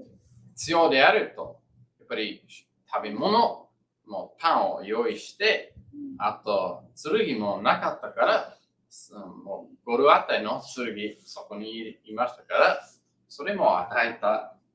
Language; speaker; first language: Japanese; non-native, learner; English